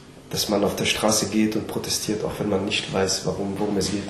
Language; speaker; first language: German; non-native, fluent; French